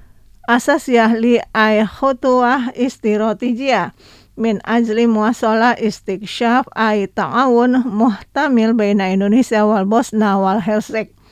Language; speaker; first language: Arabic; non-native, fluent; Indonesian